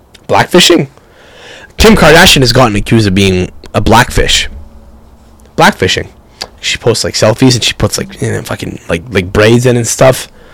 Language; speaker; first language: English; early bilingual, other home language; Italian